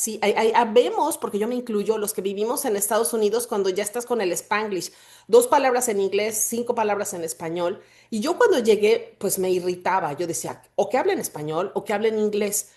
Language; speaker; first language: Spanish; native; Spanish